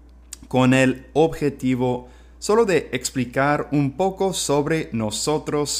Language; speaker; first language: Spanish; non-native, fluent; English